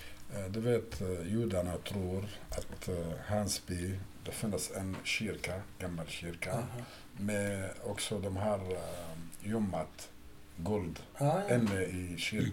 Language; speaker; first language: Swedish; non-native, fluent; Arabic